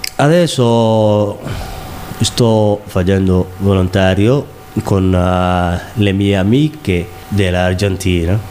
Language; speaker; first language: Italian; non-native, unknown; Somali